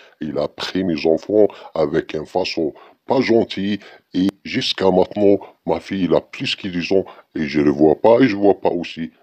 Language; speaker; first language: French; non-native, learner; Arabic